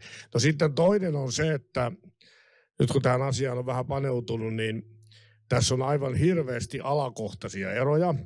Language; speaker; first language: Finnish; native; Finnish